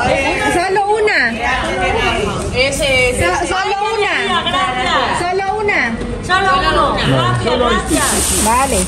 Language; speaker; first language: Spanish; non-native, learner; Filipino